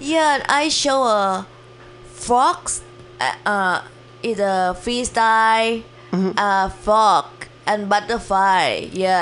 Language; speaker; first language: English; non-native, learner; Thai